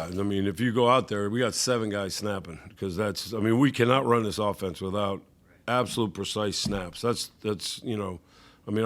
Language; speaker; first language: English; native; English